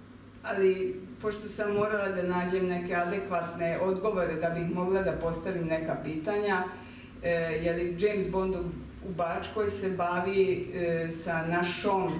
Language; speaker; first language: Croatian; non-native, local second language; Hungarian